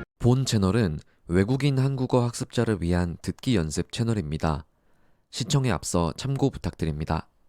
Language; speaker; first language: Korean; native; Korean